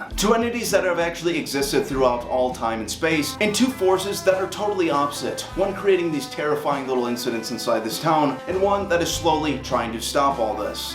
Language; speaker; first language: English; native; English